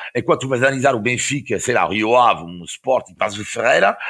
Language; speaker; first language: Portuguese; non-native, fluent; French